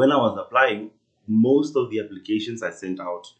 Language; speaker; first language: English; non-native, local second language; Northern Sotho